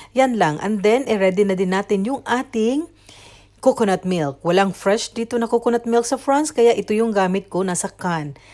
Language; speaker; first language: Filipino; non-native, local second language; Cebuano